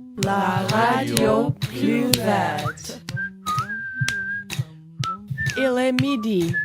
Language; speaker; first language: French; non-native, learner; English